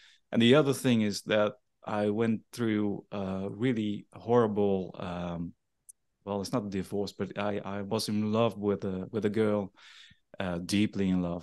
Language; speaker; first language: English; non-native, fluent; Dutch